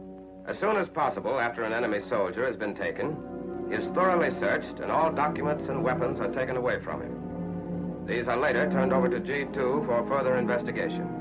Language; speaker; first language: English; native; English